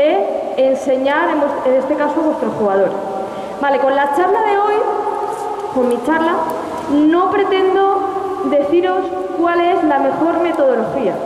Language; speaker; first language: Spanish; native; Spanish